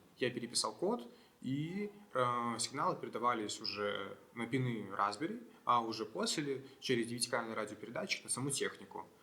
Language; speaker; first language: Russian; native; Russian